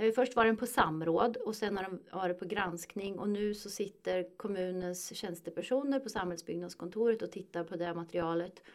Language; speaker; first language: Swedish; native; Swedish